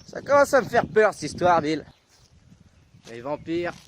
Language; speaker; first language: French; native; French